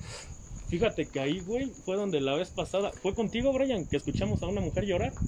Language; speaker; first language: Spanish; native; Spanish